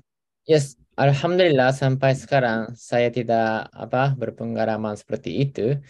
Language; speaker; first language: Indonesian; non-native, fluent; Japanese